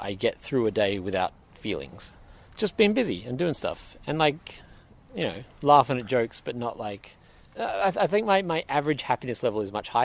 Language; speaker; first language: English; native; English